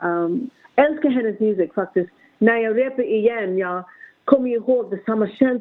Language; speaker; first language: Swedish; non-native, learner; English